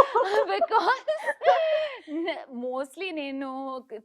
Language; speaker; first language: Telugu; non-native, learner; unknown